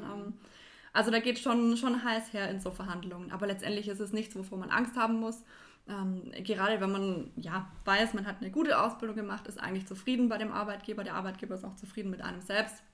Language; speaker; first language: German; native; German